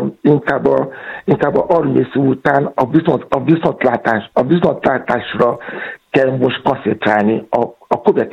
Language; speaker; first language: Hungarian; non-native, fluent; Yoruba